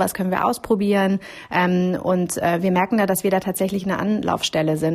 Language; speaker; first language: German; native; German